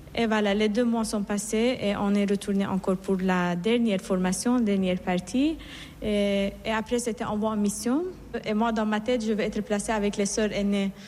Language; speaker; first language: French; non-native, fluent; Persian